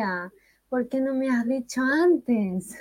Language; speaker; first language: Spanish; non-native, fluent; Chinese